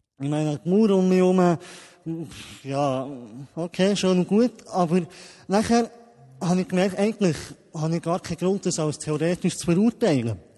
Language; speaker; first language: German; native; German